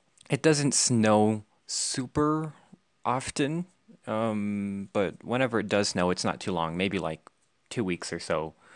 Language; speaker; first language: English; native; English